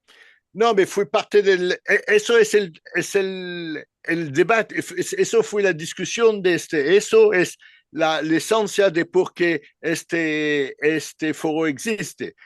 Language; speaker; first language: Spanish; non-native, learner; French